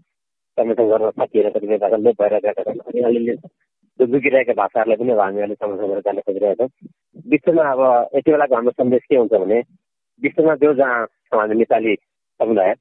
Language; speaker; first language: Nepali; native; Nepali